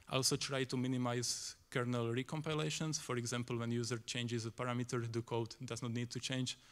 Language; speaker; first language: English; non-native, fluent; Slovak